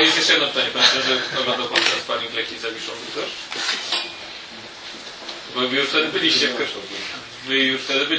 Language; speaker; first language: Polish; native; Polish